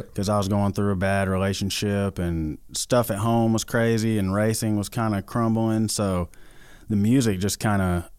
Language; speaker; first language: English; native; English